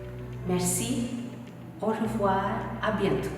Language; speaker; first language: French; non-native, fluent; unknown